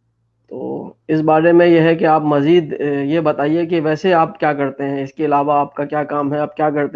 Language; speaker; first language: Hindi; non-native, fluent; Urdu